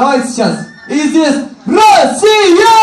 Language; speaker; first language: Russian; non-native, learner; Turkish